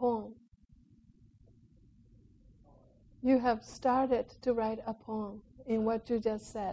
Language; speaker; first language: English; non-native, fluent; Japanese